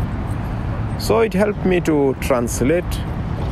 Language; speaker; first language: English; non-native, local second language; Masai